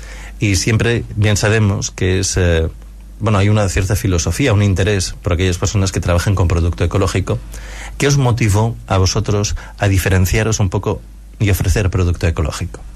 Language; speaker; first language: Spanish; native; Spanish